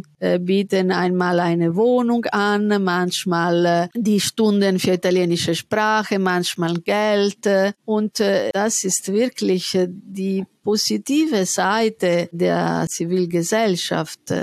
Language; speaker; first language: German; non-native, fluent; Italian